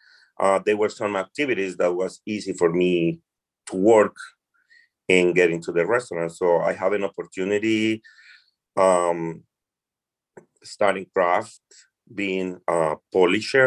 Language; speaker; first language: English; non-native, fluent; Spanish